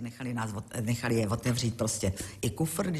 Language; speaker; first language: Czech; native; Czech